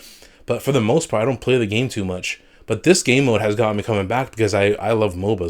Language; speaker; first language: English; native; English